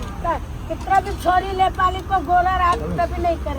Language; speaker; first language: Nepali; non-native, learner; Hindi